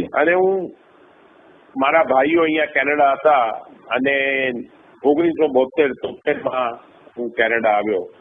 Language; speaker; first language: Gujarati; non-native, local second language; Kachhi